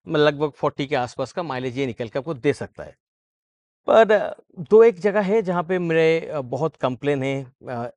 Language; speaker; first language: Hindi; non-native, local second language; Bangla